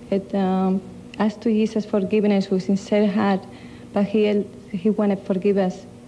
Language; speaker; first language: English; non-native, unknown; Spanish